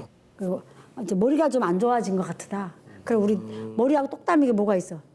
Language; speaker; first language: Korean; native; Korean